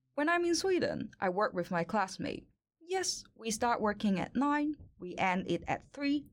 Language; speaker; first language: English; non-native, local second language; Cantonese